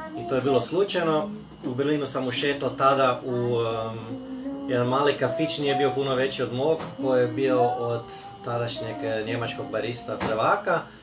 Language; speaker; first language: Croatian; early bilingual, heritage; Croatian